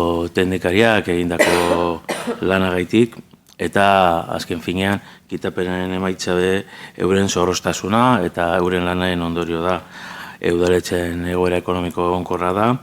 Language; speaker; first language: Basque; native; Basque